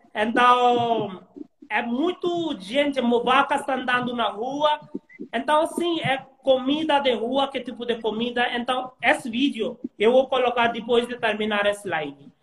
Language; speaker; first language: Portuguese; non-native, learner; Hindi